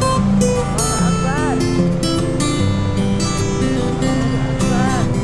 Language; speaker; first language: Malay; non-native, local second language; Javanese